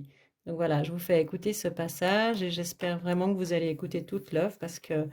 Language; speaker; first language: French; native; French